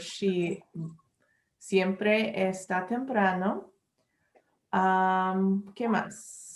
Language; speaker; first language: Spanish; non-native, learner; English